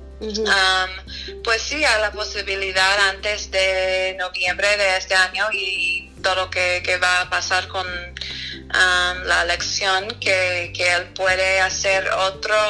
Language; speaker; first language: Spanish; non-native, fluent; English